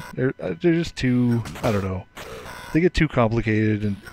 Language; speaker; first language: English; native; English